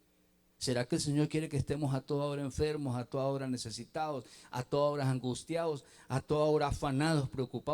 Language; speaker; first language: Spanish; native; Spanish